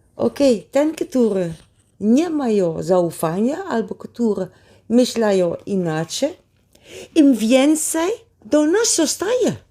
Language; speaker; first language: Polish; non-native, learner; Dutch